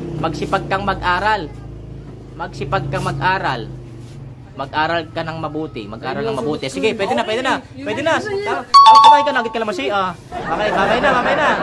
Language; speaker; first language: Filipino; non-native, local second language; Cebuano